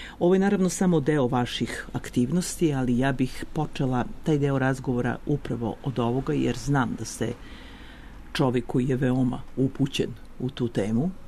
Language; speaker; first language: Serbian; native; Serbian